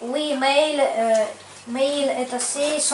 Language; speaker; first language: French; non-native, learner; Ukrainian